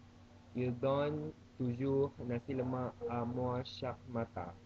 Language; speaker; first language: French; non-native, learner; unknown